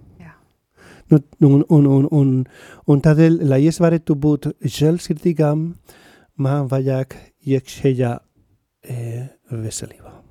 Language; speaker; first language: Latvian; non-native, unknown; Spanish